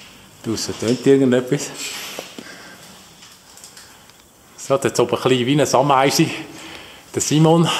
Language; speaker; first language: German; native; German